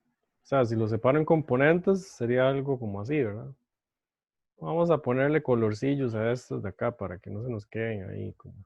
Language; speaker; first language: Spanish; native; Spanish